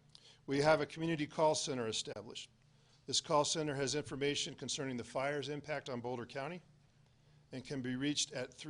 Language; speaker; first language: English; native; English